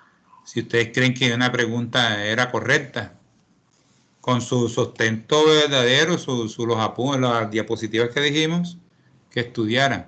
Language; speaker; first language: Spanish; native; Spanish